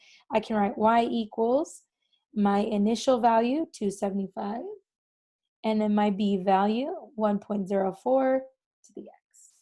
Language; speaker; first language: English; native; English